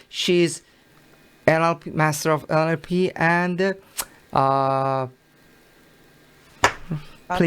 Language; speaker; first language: English; non-native, learner; Persian